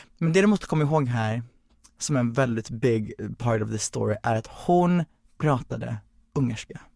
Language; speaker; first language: Swedish; early bilingual, other home language; Hungarian